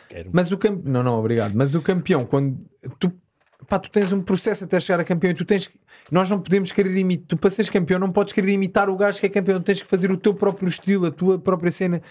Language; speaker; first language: Portuguese; native; Portuguese